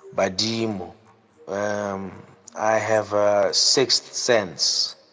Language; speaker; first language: English; non-native, local second language; Southern Sotho